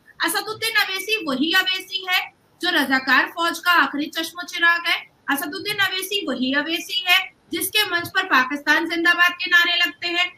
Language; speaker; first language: Hindi; native; Hindi